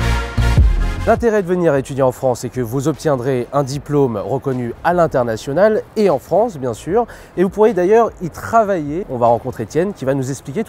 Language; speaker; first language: French; native; French